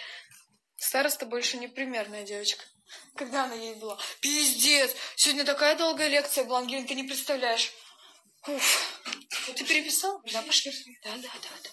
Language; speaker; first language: Russian; native; Russian